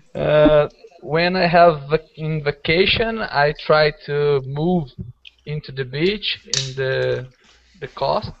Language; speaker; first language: English; non-native, fluent; Portuguese